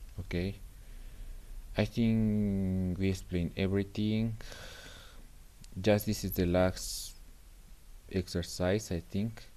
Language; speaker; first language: English; non-native, fluent; Spanish